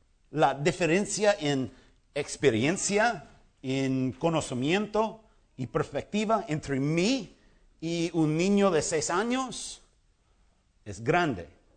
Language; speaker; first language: Spanish; non-native, fluent; English